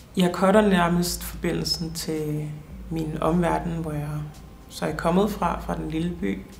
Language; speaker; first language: Danish; early bilingual, other home language; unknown